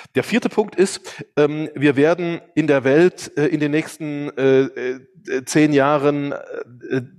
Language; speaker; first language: German; early bilingual, other home language; Hungarian